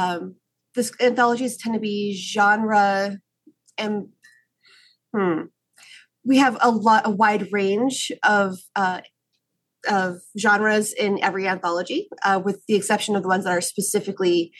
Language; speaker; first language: English; native; English